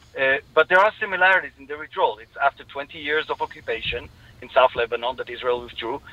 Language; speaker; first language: English; non-native, fluent; Hebrew